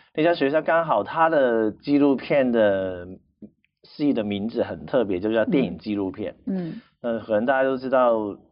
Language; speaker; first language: Chinese; non-native, local second language; Cantonese